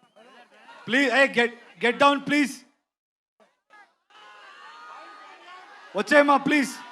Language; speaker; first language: Telugu; non-native, learner; Kannada